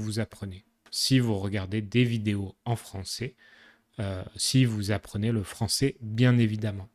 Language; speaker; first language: French; native; French